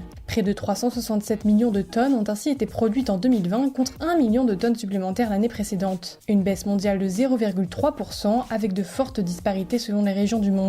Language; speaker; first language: French; native; French